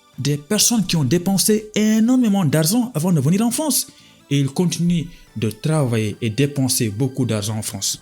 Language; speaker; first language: French; non-native, local second language; Wolof